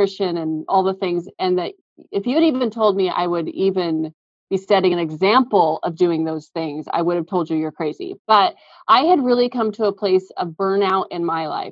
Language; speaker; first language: English; native; English